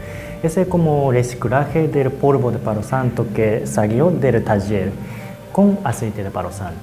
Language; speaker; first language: Spanish; non-native, learner; Japanese